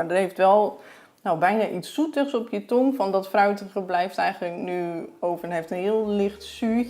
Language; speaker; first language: Dutch; native; Dutch